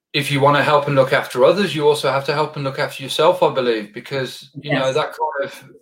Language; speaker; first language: English; native; English